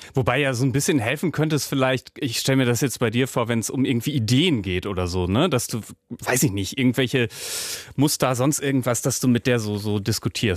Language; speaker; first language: German; native; German